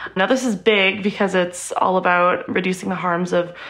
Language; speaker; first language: English; native; English